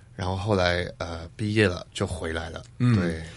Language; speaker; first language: Chinese; non-native, fluent; Cantonese